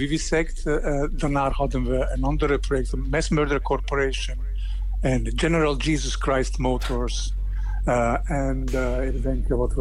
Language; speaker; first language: Dutch; non-native, fluent; Serbian